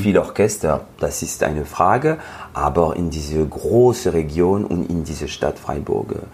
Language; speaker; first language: German; non-native, learner; French